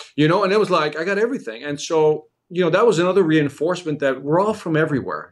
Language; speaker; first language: English; early bilingual, other home language; Spanish